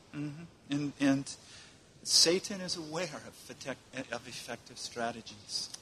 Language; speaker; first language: English; native; English